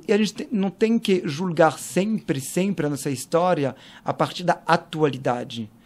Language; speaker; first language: Portuguese; non-native, fluent; French